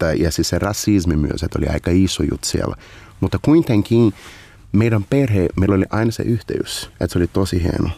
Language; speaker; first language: Finnish; non-native, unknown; Portuguese